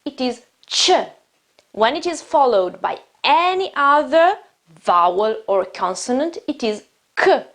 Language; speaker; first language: English; non-native, fluent; Italian